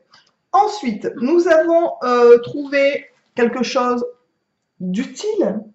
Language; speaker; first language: French; native; French